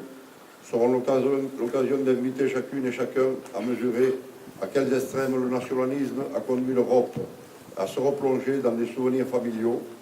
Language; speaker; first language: French; native; French